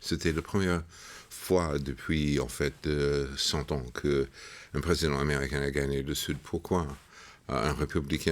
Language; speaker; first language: French; non-native, fluent; English